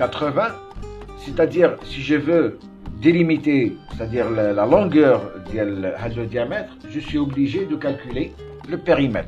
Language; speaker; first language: French; non-native, local second language; Arabic